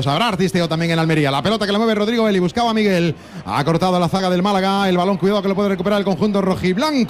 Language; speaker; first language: Spanish; native; Spanish